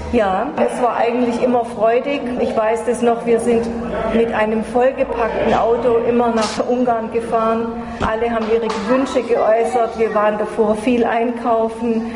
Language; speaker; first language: German; native; German